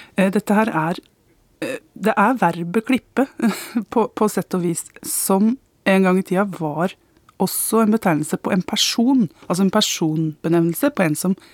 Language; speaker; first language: Norwegian; native; Norwegian